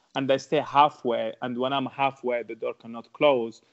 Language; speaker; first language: English; non-native, learner; Arabic